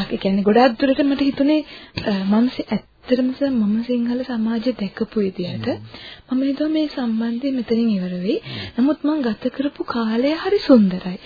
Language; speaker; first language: Sinhala; non-native, local second language; Tamil